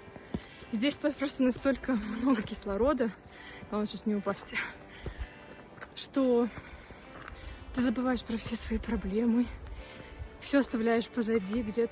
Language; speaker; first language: Russian; native; Russian